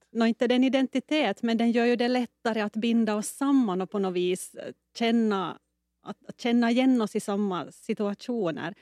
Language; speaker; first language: Swedish; native; Swedish